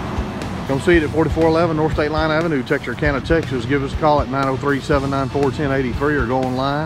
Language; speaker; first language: English; native; English